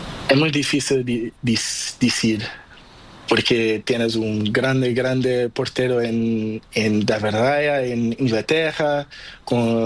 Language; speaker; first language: Spanish; non-native, learner; Portuguese